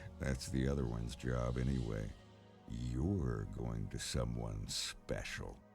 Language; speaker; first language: English; native; English